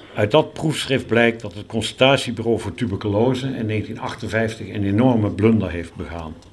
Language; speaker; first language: Dutch; native; Dutch